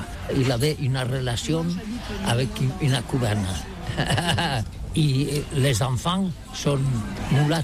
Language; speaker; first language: French; non-native, learner; Catalan